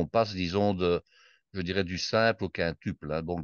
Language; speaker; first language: French; native; French